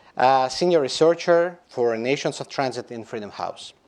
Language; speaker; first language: English; non-native, fluent; Belarusian